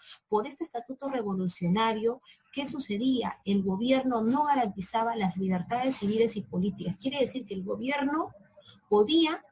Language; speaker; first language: Spanish; native; Spanish